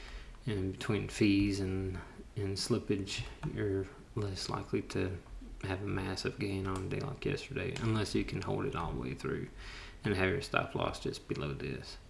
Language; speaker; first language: English; native; English